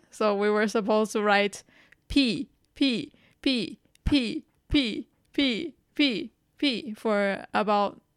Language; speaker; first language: English; non-native, fluent; Chinese